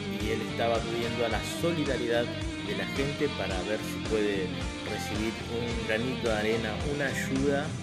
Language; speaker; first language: Spanish; native; Spanish